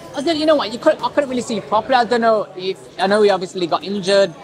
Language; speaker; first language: English; native; English